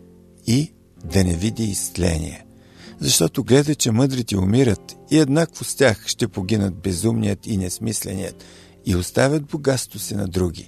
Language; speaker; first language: Bulgarian; native; Bulgarian